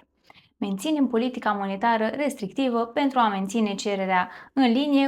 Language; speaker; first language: Romanian; native; Romanian